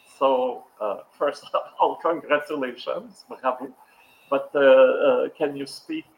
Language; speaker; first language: English; non-native, local second language; French